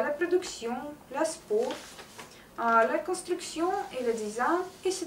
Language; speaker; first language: French; non-native, learner; Russian